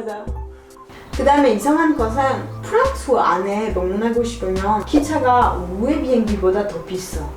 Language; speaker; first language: Korean; non-native, learner; French